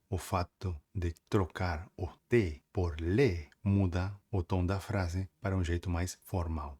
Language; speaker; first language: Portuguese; native; Portuguese